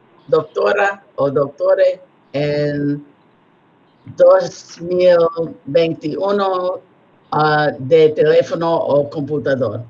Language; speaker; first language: Spanish; non-native, learner; English